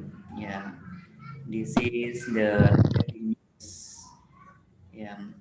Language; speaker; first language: English; non-native, fluent; Indonesian